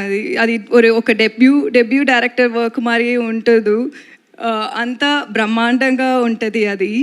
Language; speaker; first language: Telugu; non-native, learner; Tamil